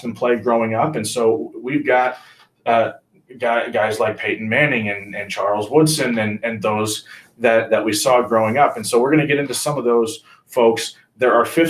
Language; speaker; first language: English; native; English